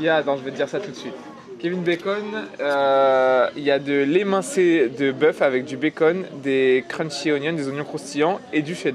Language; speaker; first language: French; native; French